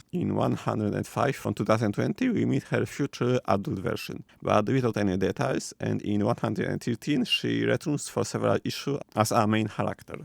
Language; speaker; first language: English; non-native, fluent; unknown